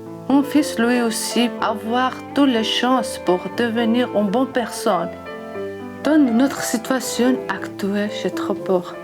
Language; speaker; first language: French; non-native, learner; Georgian